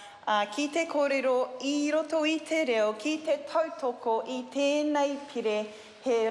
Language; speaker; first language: Māori; non-native, learner; English